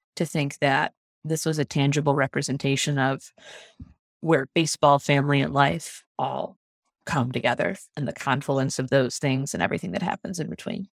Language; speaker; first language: English; native; English